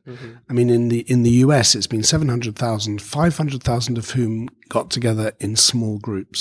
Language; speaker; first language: English; native; English